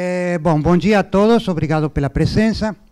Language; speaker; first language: Portuguese; non-native, fluent; Spanish